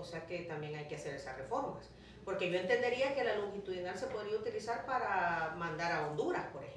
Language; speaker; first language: Spanish; native; Spanish